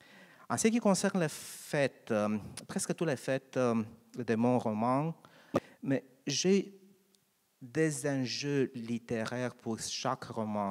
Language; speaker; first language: French; non-native, learner; Romanian